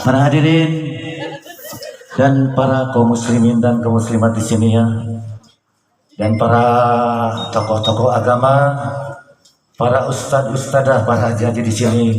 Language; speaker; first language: Indonesian; non-native, local second language; Sundanese